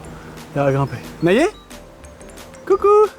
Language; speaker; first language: French; native; French